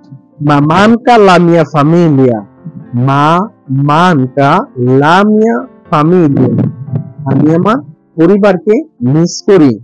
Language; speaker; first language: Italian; non-native, learner; Bangla